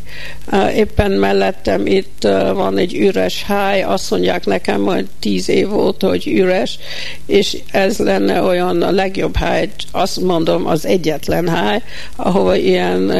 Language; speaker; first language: Hungarian; early bilingual, heritage; Hungarian